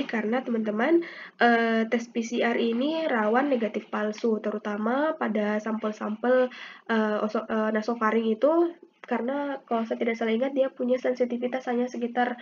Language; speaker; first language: Indonesian; native; Indonesian